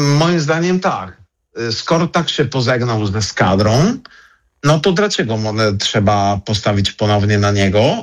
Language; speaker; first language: Polish; non-native, fluent; Italian